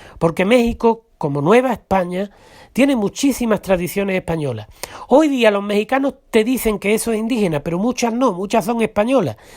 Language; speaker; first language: Spanish; native; Spanish